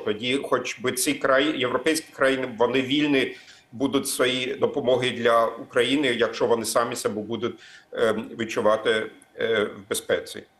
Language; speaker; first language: Ukrainian; non-native, fluent; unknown